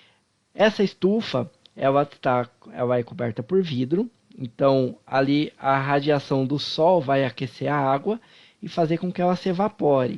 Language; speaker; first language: Portuguese; native; Portuguese